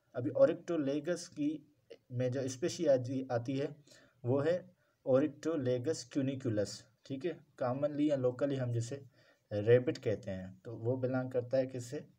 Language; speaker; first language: Urdu; non-native, local second language; Sindhi